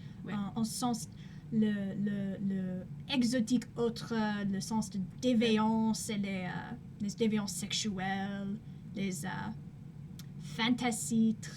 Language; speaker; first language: French; non-native, learner; English